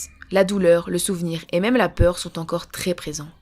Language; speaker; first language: French; native; French